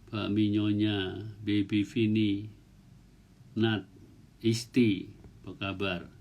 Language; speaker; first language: Indonesian; native; Indonesian